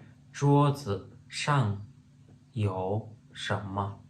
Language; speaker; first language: Chinese; non-native, fluent; Turkmen